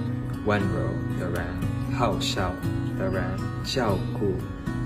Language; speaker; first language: Chinese; non-native, learner; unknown